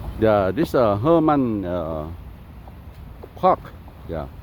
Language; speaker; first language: English; non-native, learner; Lao